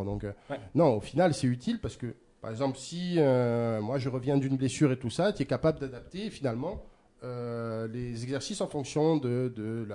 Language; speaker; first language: French; native; French